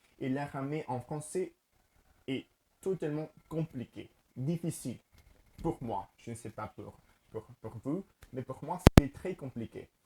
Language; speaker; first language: French; non-native, learner; Spanish